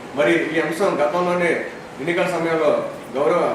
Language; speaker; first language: Telugu; native; Telugu